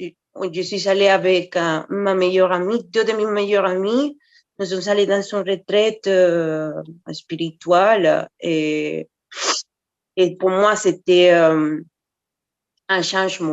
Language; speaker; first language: French; non-native, fluent; Spanish